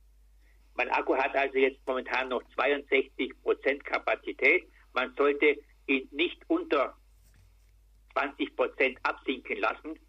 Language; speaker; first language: German; native; German